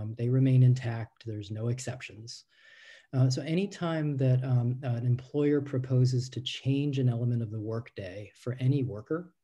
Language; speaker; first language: English; native; English